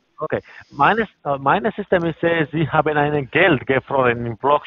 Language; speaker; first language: German; non-native, learner; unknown